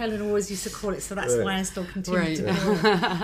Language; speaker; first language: English; native; English